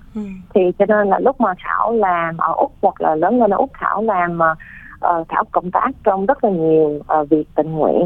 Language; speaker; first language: Vietnamese; early bilingual, heritage; Vietnamese